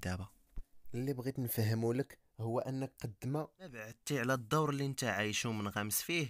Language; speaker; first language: Arabic; native; Arabic